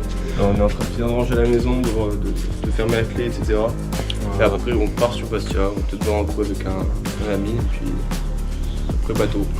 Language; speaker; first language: French; native; French